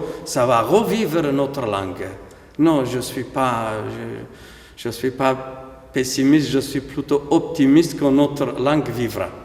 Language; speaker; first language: French; non-native, fluent; Aramaic